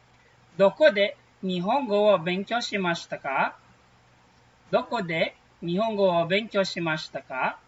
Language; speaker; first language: Japanese; non-native, fluent; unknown